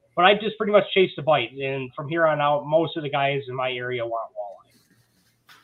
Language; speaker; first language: English; native; English